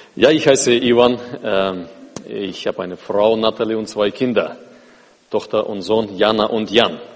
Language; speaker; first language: German; non-native, fluent; Russian